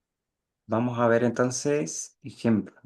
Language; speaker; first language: Spanish; native; Spanish